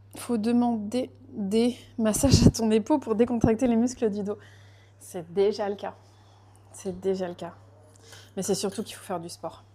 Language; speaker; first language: French; early bilingual, other home language; Portuguese